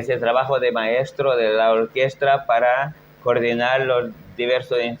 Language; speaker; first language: Spanish; non-native, fluent; Portuguese